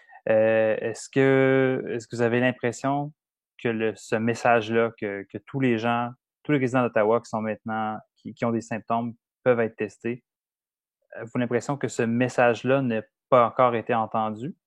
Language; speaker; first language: French; native; French